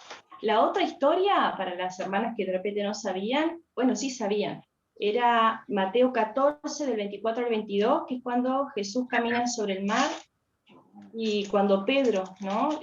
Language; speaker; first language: Spanish; native; Spanish